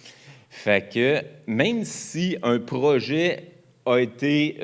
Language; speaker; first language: French; native; French